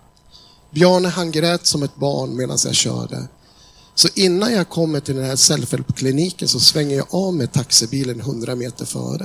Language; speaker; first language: Swedish; native; Swedish